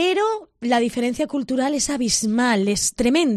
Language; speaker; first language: Spanish; native; Spanish